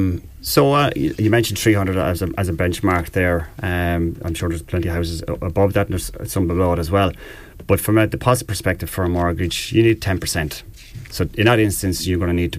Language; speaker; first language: English; native; English